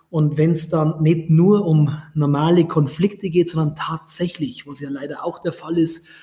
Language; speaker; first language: German; native; German